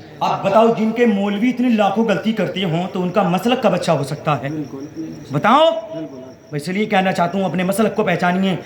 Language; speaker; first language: Urdu; native; Urdu